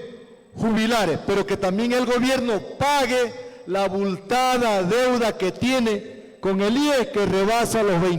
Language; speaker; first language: Spanish; native; Spanish